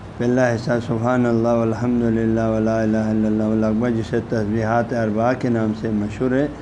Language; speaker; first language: Urdu; non-native, local second language; Balti